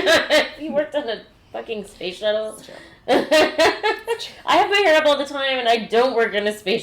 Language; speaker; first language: English; native; English